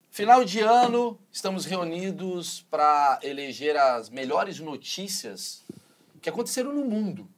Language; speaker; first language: Portuguese; native; Portuguese